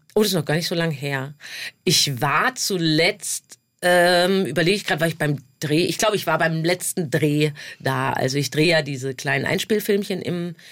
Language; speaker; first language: German; native; German